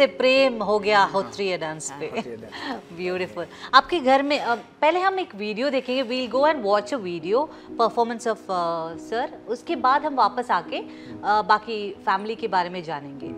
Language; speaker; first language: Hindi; non-native, local second language; Malayalam